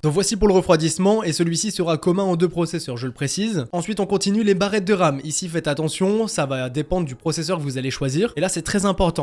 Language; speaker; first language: French; native; French